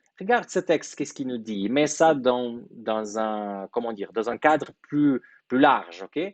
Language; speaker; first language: French; non-native, fluent; Portuguese